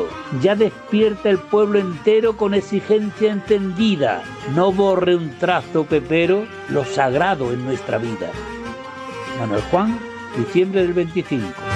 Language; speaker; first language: Spanish; native; Spanish